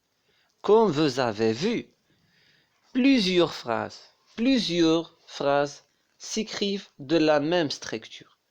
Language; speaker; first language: French; non-native, local second language; Arabic